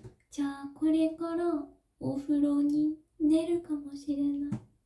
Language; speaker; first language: Japanese; non-native, learner; English